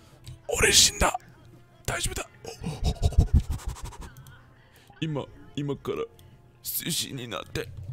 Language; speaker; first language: Japanese; non-native, learner; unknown